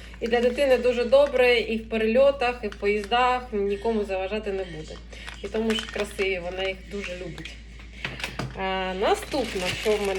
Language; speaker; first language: Ukrainian; non-native, local second language; Russian